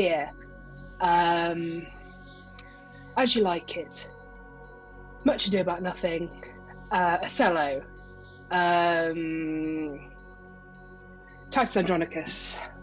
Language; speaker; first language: English; native; English